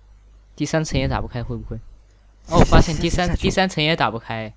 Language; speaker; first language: Chinese; native; Chinese